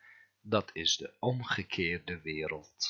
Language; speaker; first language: Dutch; non-native, fluent; Turkish